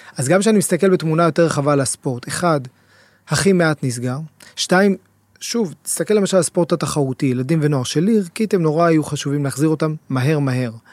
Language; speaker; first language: Hebrew; native; Hebrew